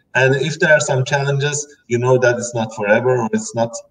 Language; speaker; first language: English; non-native, fluent; Turkish